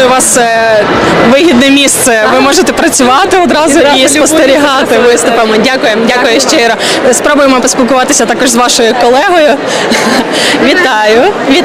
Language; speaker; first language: Ukrainian; native; Ukrainian